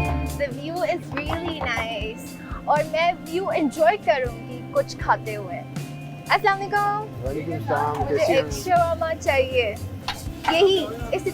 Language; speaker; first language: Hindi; non-native, fluent; Chinese